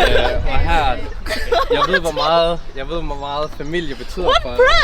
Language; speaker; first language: Danish; early bilingual, other home language; Tamil